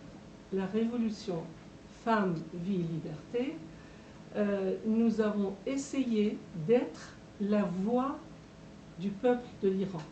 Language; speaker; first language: French; non-native, fluent; Persian